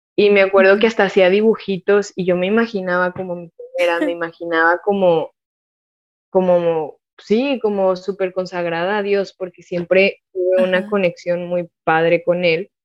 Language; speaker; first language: Spanish; native; Spanish